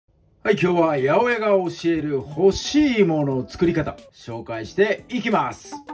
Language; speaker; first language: Japanese; native; Japanese